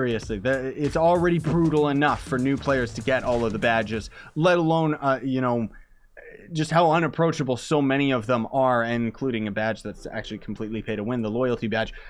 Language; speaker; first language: English; native; English